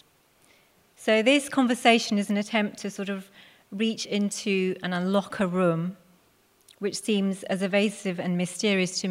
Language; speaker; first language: English; non-native, local second language; Punjabi